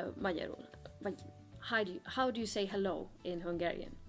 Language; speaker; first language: Hungarian; non-native, fluent; Swedish